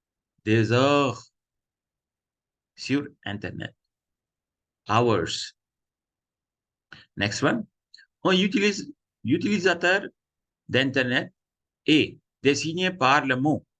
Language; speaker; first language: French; non-native, fluent; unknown